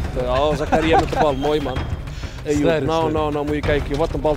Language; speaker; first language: Dutch; native; Dutch